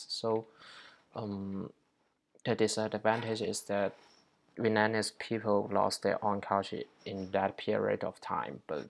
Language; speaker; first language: English; non-native, learner; Chinese